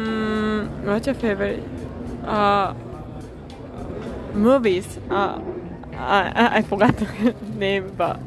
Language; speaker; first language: English; non-native, learner; Japanese